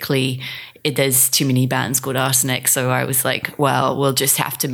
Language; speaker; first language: English; native; English